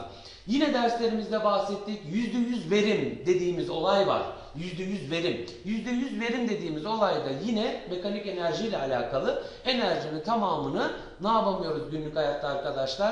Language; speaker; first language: Turkish; native; Turkish